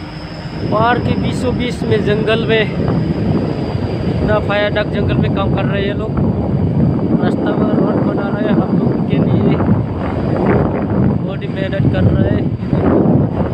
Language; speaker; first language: Hindi; non-native, local second language; Bodo